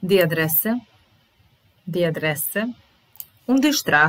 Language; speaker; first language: German; non-native, fluent; Serbian